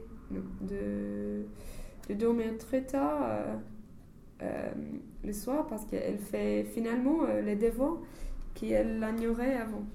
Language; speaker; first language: French; non-native, fluent; English